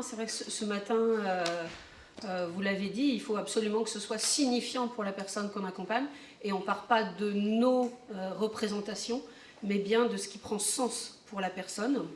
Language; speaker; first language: French; native; French